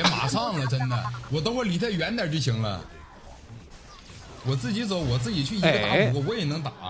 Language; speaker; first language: Chinese; native; Chinese